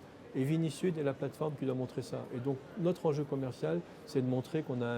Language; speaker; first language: French; native; French